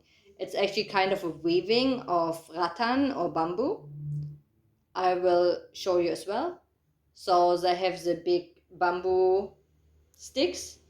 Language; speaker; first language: English; non-native, fluent; German